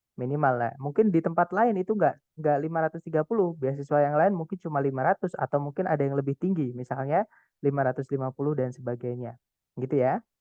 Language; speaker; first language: Indonesian; non-native, local second language; Javanese